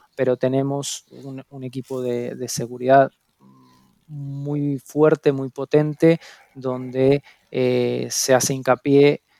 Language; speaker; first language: Spanish; native; Spanish